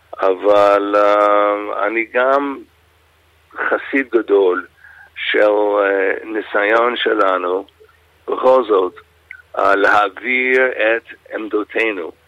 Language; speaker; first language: Hebrew; non-native, fluent; English